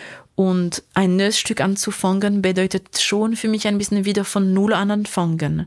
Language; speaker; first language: German; non-native, local second language; French